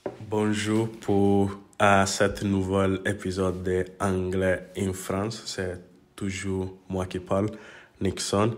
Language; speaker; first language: French; non-native, learner; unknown